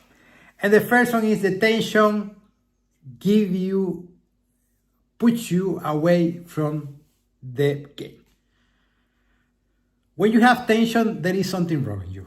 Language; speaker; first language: English; non-native, fluent; Spanish